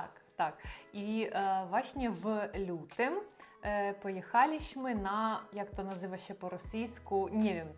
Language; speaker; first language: Polish; non-native, learner; Russian